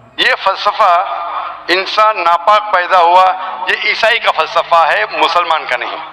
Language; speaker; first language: Urdu; non-native, local second language; Konkani